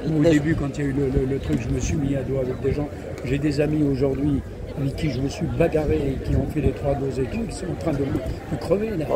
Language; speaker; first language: French; native; French